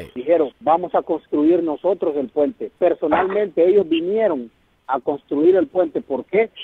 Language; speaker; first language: Spanish; native; Spanish